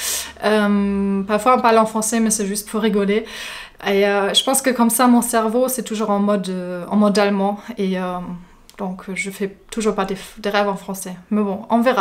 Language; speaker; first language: French; non-native, fluent; German